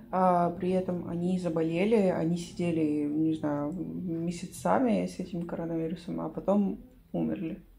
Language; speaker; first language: Russian; non-native, fluent; Spanish